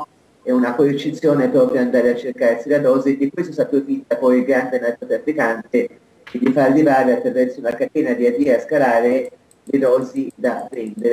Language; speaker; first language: Italian; native; Italian